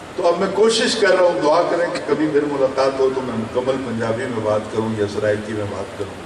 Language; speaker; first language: Urdu; non-native, local second language; Saraiki